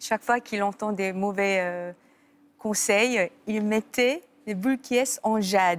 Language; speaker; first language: French; non-native, fluent; Korean